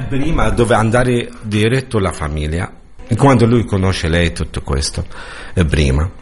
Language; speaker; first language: Italian; non-native, learner; Arabic